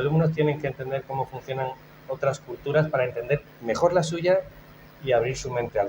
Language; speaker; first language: Spanish; native; Spanish